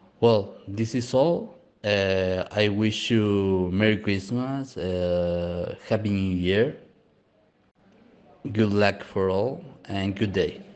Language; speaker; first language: English; non-native, learner; Spanish